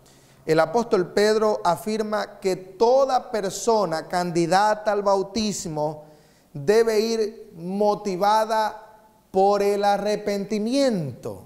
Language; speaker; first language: Spanish; native; Spanish